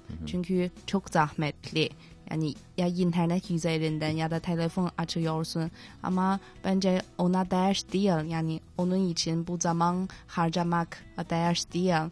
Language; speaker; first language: Turkish; non-native, fluent; Chinese